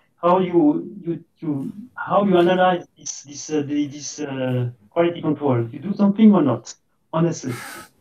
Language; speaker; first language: English; non-native, fluent; French